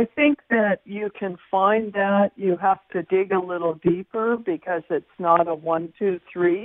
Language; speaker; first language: English; native; English